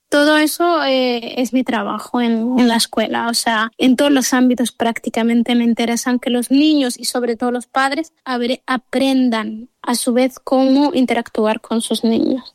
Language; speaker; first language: Spanish; non-native, local second language; Arabic